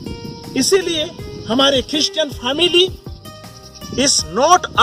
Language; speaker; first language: Hindi; non-native, local second language; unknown